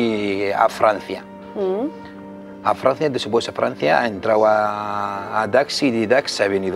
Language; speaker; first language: Spanish; non-native, learner; Arabic